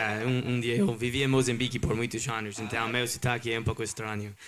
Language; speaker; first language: Portuguese; non-native, learner; English